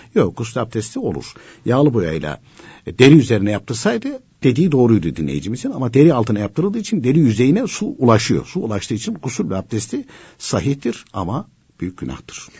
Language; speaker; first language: Turkish; native; Turkish